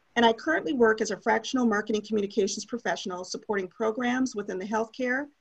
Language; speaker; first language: English; native; English